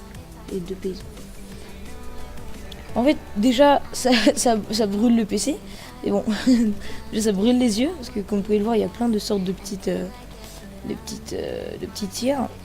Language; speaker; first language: French; native; French